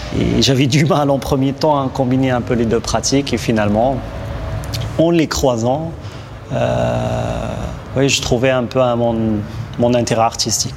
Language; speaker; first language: French; non-native, local second language; Arabic